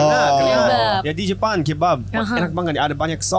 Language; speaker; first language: Indonesian; non-native, fluent; Japanese